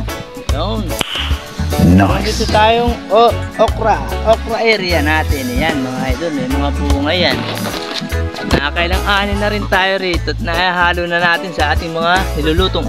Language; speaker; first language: Filipino; native; Filipino